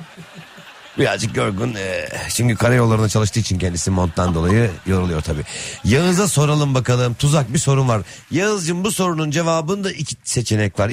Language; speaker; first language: Turkish; native; Turkish